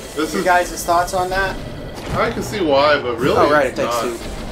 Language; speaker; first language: English; native; English